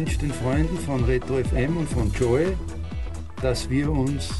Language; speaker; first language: German; native; German